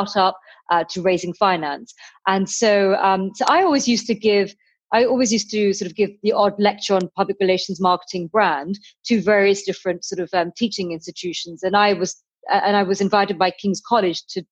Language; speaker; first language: English; native; English